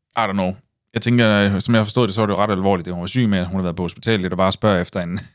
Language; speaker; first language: Danish; native; Danish